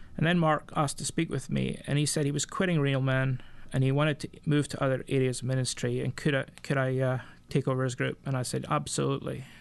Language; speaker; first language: English; native; English